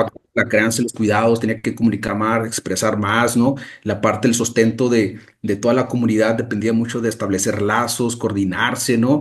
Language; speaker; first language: Spanish; native; Spanish